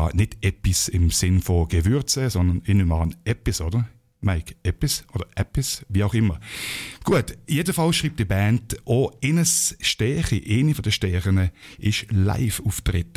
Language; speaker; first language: German; native; German